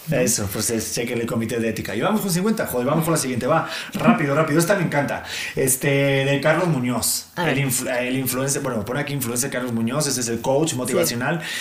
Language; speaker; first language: Spanish; native; Spanish